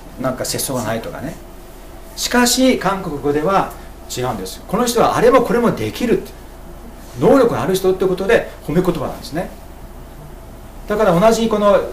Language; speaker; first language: Japanese; native; Japanese